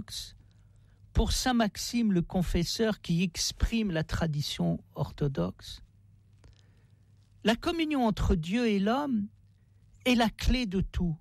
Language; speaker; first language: French; native; French